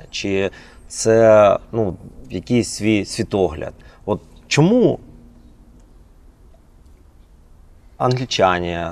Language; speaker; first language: Ukrainian; native; Ukrainian